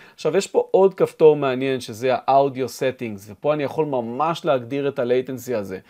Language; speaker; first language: Hebrew; native; Hebrew